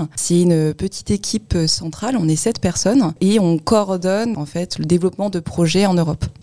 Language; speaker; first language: French; native; French